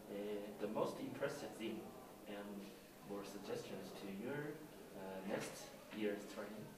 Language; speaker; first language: English; non-native, learner; Korean